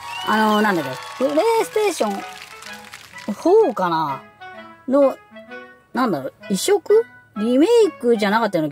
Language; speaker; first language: Japanese; native; Japanese